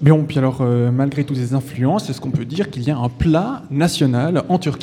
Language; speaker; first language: French; native; French